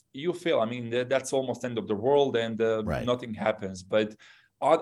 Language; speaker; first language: English; non-native, fluent; Bosnian